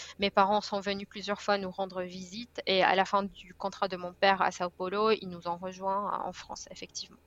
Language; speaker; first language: French; non-native, fluent; Arabic